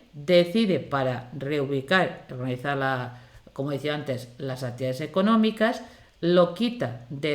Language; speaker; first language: Spanish; native; Spanish